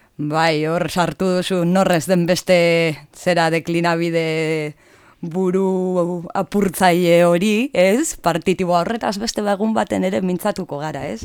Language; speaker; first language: Basque; native; Basque